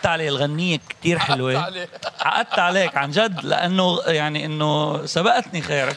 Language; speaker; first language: Arabic; native; Arabic